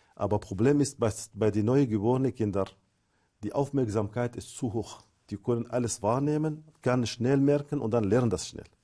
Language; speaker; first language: German; non-native, fluent; Arabic